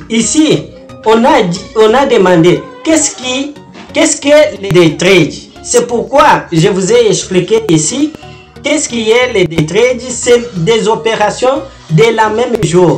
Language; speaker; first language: French; non-native, learner; Portuguese